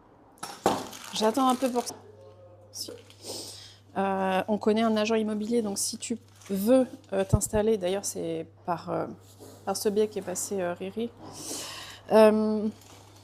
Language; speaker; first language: French; early bilingual, other home language; Portuguese